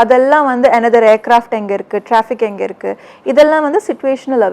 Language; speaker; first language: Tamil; early bilingual, heritage; Tamil